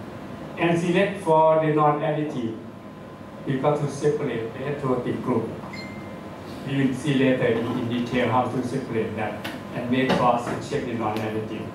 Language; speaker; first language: English; non-native, fluent; Thai